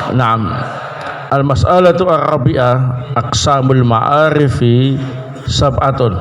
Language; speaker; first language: Arabic; non-native, fluent; Indonesian